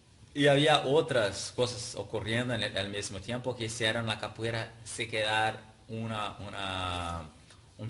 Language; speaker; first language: Spanish; non-native, fluent; Portuguese